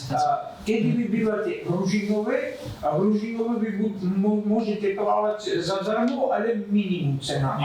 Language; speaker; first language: Slovak; non-native, learner; Russian